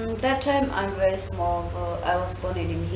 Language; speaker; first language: English; non-native, learner; Tibetan